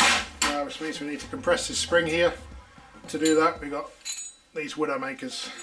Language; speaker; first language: English; native; English